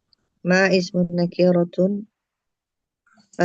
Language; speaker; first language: Arabic; non-native, learner; Indonesian